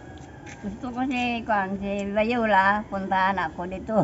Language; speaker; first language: Filipino; non-native, local second language; Hiligaynon